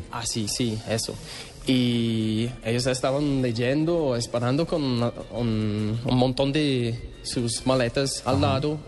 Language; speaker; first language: Spanish; non-native, learner; English